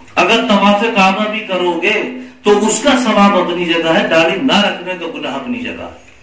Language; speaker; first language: Urdu; native; Urdu